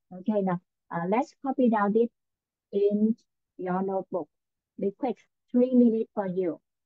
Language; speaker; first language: English; non-native, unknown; Vietnamese